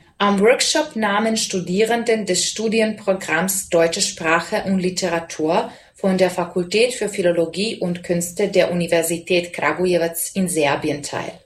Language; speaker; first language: German; non-native, fluent; Serbian